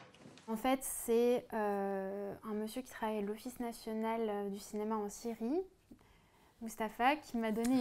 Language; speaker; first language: French; native; French